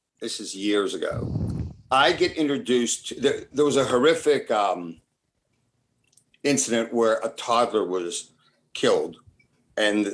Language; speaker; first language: English; early bilingual, other home language; Italian